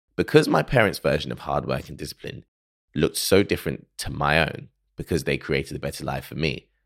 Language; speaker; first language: English; early bilingual, other home language; Akan